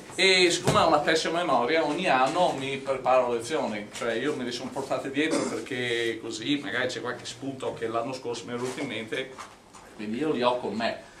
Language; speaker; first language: Italian; non-native, fluent; English